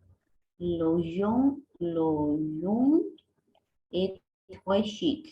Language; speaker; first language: French; non-native, learner; Spanish